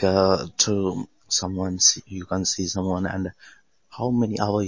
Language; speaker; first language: English; non-native, local second language; Hindi